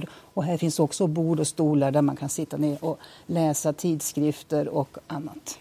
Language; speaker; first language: Swedish; native; Swedish